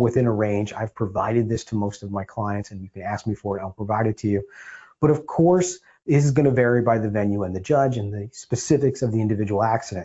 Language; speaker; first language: English; native; English